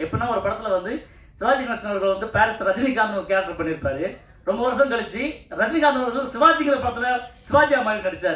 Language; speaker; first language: Tamil; non-native, local second language; Telugu